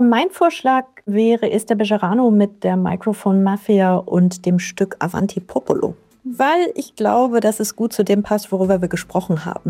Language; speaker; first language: German; native; German